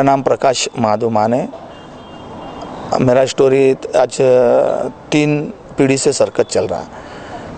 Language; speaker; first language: Hindi; native; Hindi